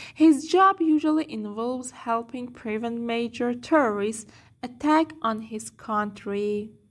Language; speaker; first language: English; non-native, fluent; Persian